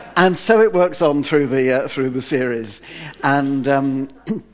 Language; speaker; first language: English; native; English